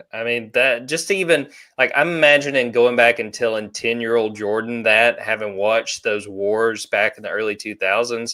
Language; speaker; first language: English; native; English